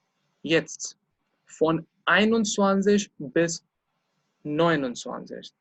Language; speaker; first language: German; non-native, fluent; Hindi